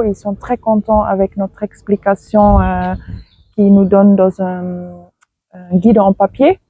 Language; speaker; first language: French; non-native, fluent; Dutch